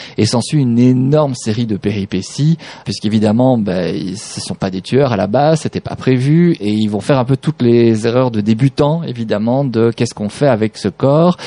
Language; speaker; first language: French; native; French